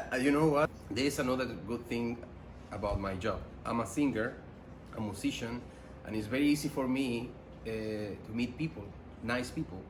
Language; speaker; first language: English; non-native, learner; Spanish